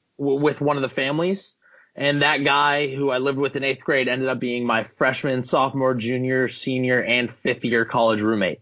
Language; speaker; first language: English; native; English